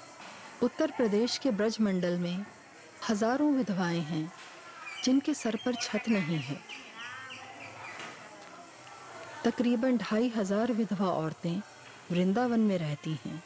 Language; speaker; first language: Hindi; native; Hindi